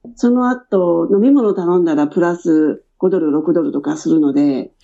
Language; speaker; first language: Japanese; native; Japanese